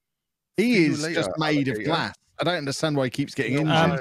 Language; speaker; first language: English; native; English